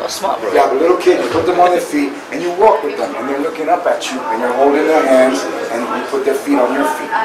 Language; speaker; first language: English; native; English